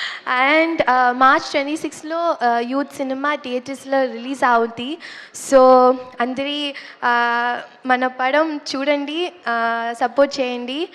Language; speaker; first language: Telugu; non-native, learner; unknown